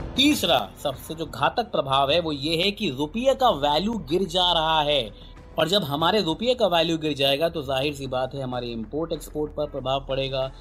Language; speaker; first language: Hindi; native; Hindi